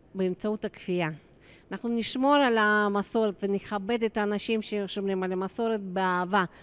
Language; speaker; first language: Hebrew; non-native, fluent; Russian